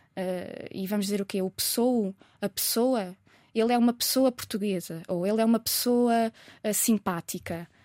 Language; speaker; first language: Portuguese; native; Portuguese